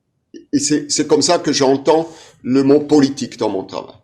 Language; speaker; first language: French; non-native, fluent; German